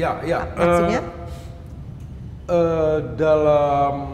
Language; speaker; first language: Indonesian; non-native, fluent; English